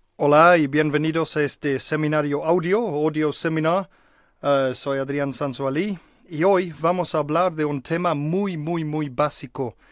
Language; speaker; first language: Spanish; non-native, fluent; English